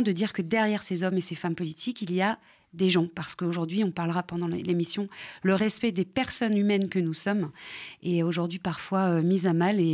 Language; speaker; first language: French; native; French